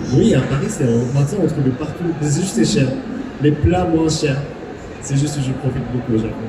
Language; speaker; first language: French; non-native, fluent; Japanese